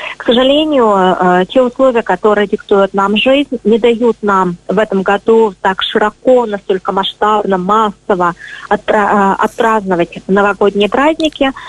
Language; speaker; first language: Russian; native; Russian